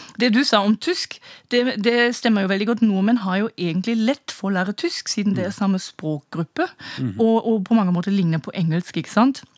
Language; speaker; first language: Norwegian; non-native, fluent; German